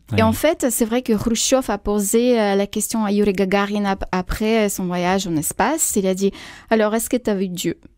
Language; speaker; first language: French; non-native, fluent; Russian